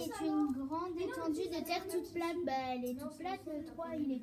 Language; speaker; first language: French; native; French